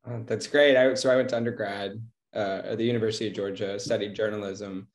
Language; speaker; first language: English; native; English